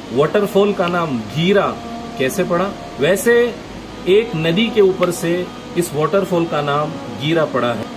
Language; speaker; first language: Hindi; non-native, local second language; Gujarati